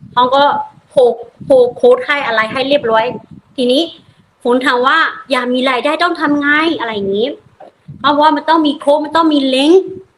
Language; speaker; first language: Thai; non-native, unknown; Burmese